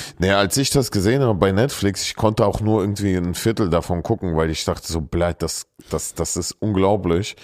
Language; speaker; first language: German; early bilingual, other home language; Russian